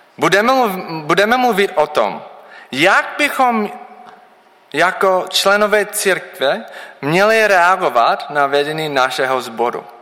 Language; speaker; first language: Czech; non-native, learner; English